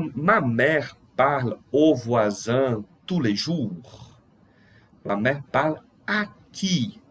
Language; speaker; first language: French; non-native, fluent; Portuguese